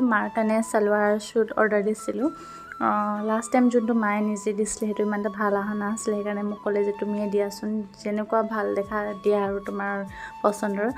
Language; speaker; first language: Assamese; native; Assamese